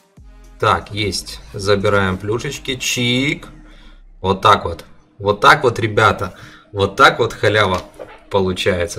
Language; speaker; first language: Russian; native; Russian